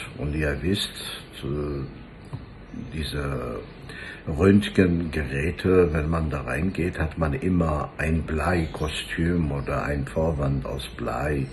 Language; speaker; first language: German; non-native, fluent; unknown